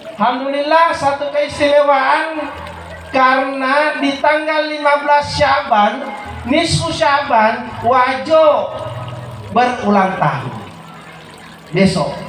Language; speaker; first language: Indonesian; native; Indonesian